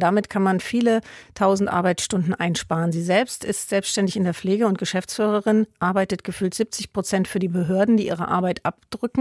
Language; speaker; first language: German; native; German